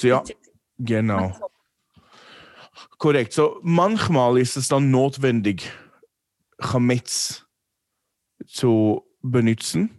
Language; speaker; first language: German; non-native, fluent; English